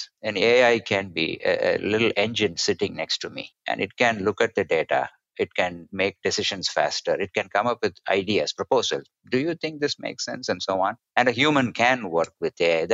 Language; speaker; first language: English; non-native, local second language; Tamil